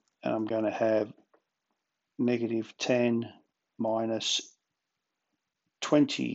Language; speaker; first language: English; native; English